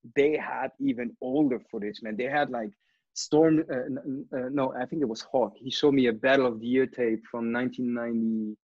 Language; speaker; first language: English; non-native, fluent; German